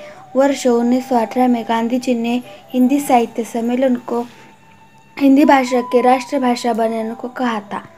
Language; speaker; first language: Hindi; non-native, local second language; Marathi